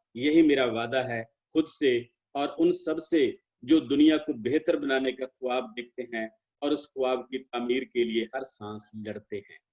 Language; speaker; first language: Hindi; non-native, local second language; Punjabi